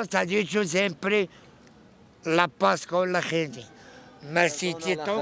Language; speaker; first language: Spanish; non-native, learner; Arabic